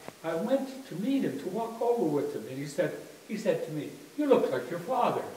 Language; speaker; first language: English; native; English